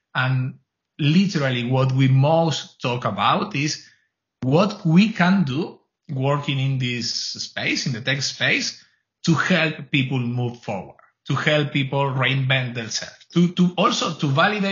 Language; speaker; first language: English; non-native, fluent; Spanish